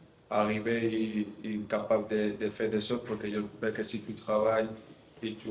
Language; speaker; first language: French; non-native, fluent; Spanish